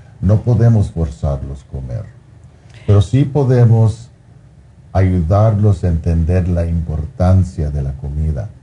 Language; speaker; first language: Spanish; early bilingual, heritage; Spanish